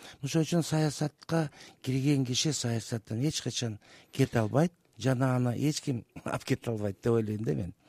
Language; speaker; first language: Kyrgyz; native; Kyrgyz